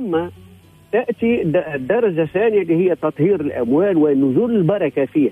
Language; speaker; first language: Arabic; native; Arabic